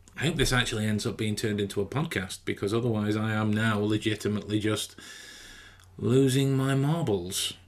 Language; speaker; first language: English; native; English